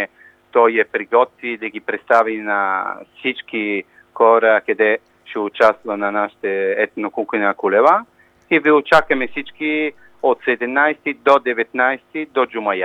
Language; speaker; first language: Bulgarian; non-native, learner; Italian